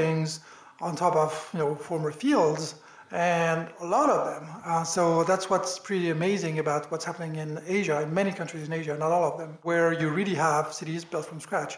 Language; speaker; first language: English; non-native, fluent; French